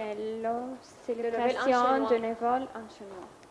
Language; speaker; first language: French; non-native, learner; Arabic